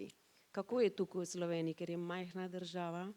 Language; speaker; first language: Slovenian; non-native, fluent; Spanish